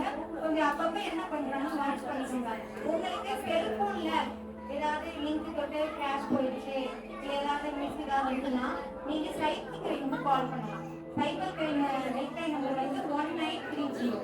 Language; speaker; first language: Tamil; native; Tamil